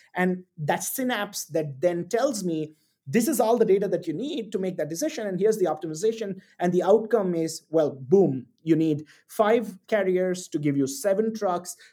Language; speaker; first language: English; non-native, local second language; Tamil